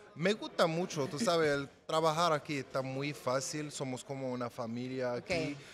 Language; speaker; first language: Spanish; non-native, learner; Arabic